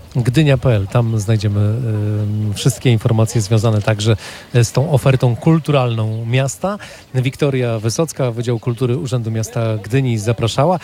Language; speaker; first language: Polish; native; Polish